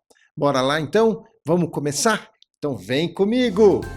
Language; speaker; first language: Portuguese; native; Portuguese